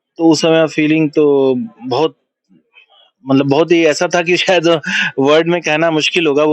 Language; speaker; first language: Hindi; non-native, local second language; Bhojpuri